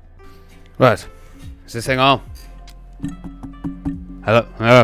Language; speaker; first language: English; native; English